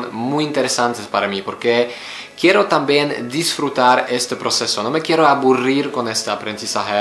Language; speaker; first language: Spanish; non-native, learner; Polish